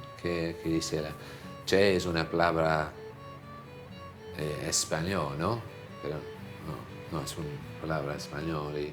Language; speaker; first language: Spanish; non-native, fluent; English